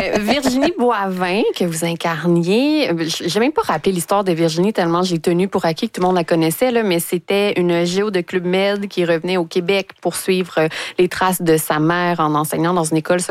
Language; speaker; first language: French; native; French